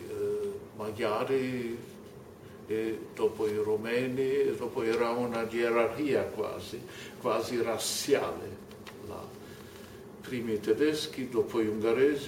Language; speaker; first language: Italian; non-native, fluent; German